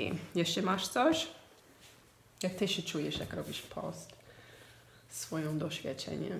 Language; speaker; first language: Polish; non-native, fluent; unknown